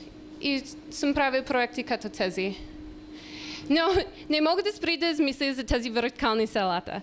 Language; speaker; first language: Bulgarian; non-native, learner; English